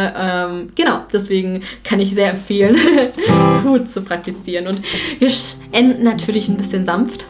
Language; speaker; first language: German; native; German